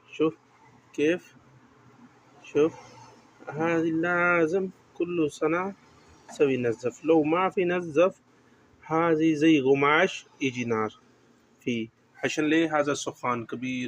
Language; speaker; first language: Arabic; non-native, learner; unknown